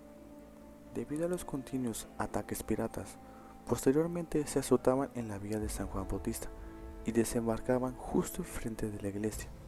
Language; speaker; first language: Spanish; native; Spanish